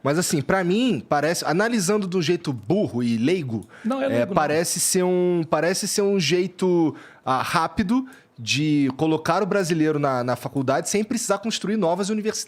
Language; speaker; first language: Portuguese; native; Portuguese